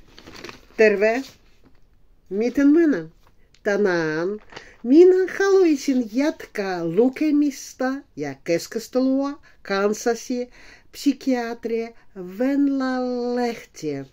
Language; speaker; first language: Finnish; non-native, fluent; Russian